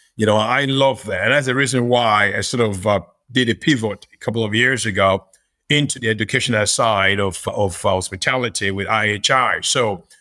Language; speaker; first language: English; non-native, local second language; Yoruba